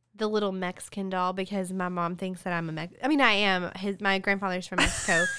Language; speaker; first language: English; early bilingual, other home language; Spanish